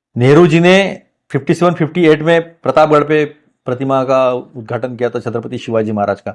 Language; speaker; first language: Hindi; non-native, local second language; Marathi